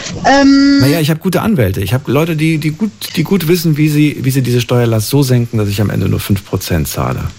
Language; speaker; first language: German; native; German